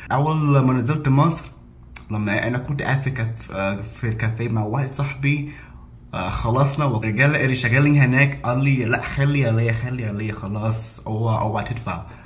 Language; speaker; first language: Egyptian Arabic; non-native, fluent; English